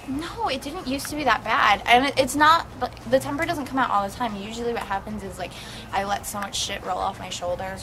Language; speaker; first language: English; native; English